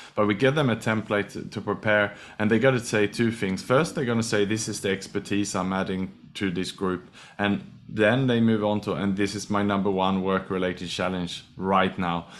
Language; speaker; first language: English; non-native, fluent; Swedish